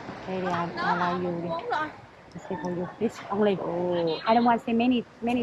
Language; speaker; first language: English; non-native, learner; Vietnamese